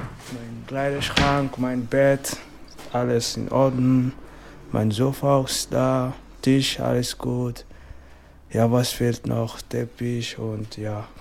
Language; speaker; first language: German; non-native, learner; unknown